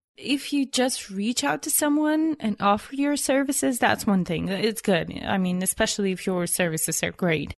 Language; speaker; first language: English; non-native, fluent; Bulgarian